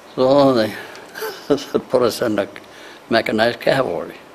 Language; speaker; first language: English; native; English